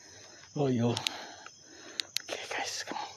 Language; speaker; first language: English; non-native, local second language; Malay